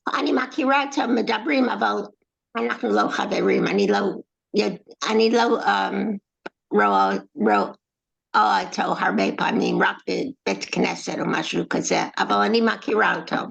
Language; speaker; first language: Hebrew; non-native, learner; English